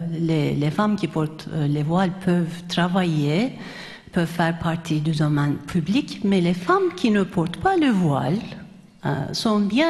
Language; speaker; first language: French; non-native, fluent; Turkish